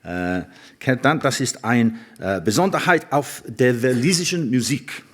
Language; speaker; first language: German; non-native, learner; Welsh